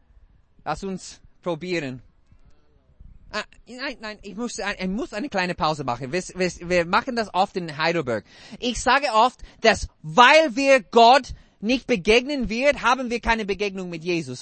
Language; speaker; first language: German; non-native, fluent; English